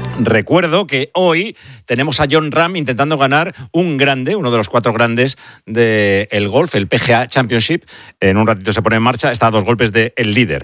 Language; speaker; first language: Spanish; native; Spanish